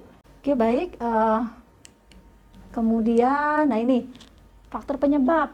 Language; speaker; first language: Indonesian; native; Indonesian